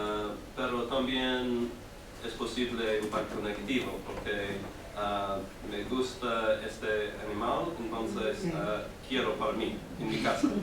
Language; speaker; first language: Spanish; non-native, learner; English